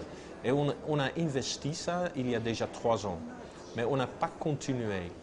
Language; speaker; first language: French; non-native, fluent; Dutch